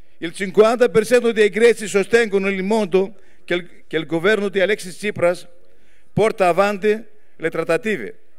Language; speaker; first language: Italian; non-native, fluent; Greek